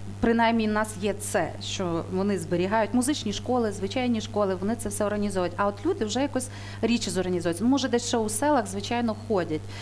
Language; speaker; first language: Ukrainian; native; Ukrainian